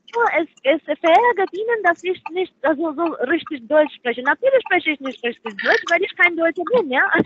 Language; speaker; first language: German; non-native, learner; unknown